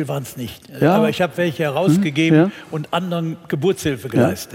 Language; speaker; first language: German; native; German